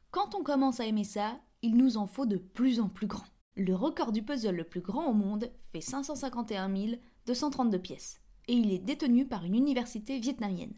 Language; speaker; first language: French; native; French